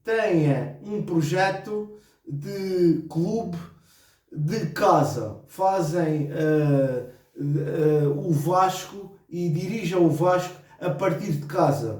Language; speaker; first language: Portuguese; native; Portuguese